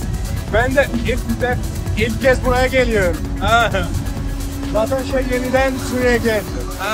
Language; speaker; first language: Turkish; non-native, learner; Arabic